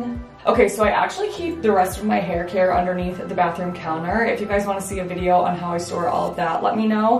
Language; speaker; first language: English; native; English